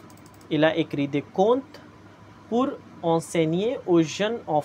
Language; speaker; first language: French; non-native, fluent; Hindi